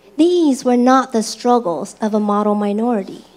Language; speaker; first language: English; early bilingual, other home language; Chinese